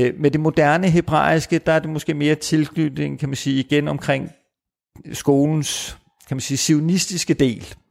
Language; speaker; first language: Danish; native; Danish